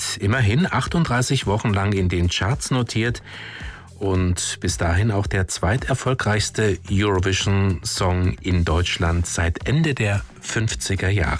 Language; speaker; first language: German; native; German